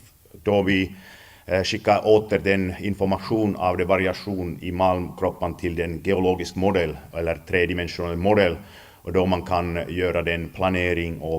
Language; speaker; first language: Swedish; non-native, fluent; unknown